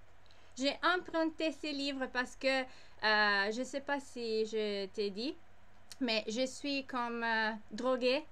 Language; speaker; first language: French; non-native, learner; English